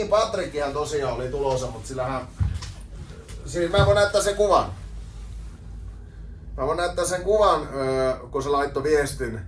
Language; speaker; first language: Finnish; native; Finnish